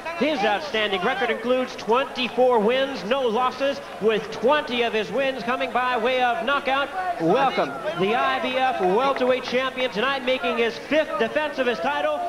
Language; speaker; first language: English; native; English